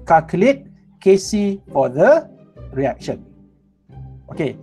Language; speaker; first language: English; non-native, local second language; Malay